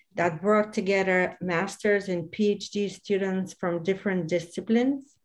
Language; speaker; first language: English; non-native, fluent; Bulgarian